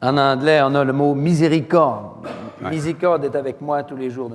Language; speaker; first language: French; native; French